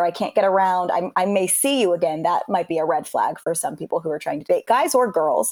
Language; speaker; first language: English; native; English